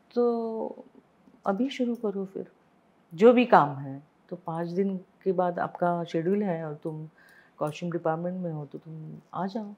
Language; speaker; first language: Hindi; non-native, local second language; Marathi